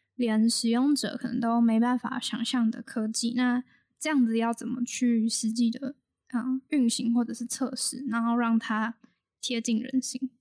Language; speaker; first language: Chinese; native; Chinese